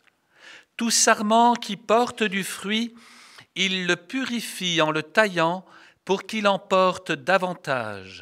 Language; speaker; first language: French; native; French